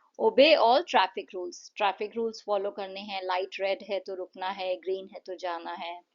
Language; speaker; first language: Hindi; native; Hindi